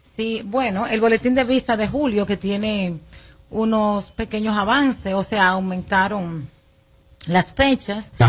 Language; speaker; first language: Spanish; native; Spanish